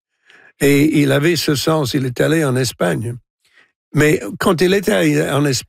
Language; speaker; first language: French; non-native, local second language; English